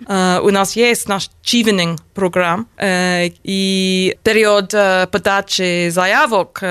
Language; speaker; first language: Russian; non-native, learner; English